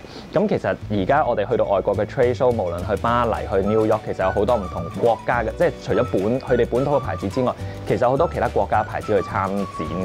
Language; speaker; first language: Cantonese; native; Cantonese